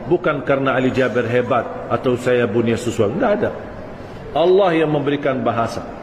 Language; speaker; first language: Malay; non-native, fluent; Arabic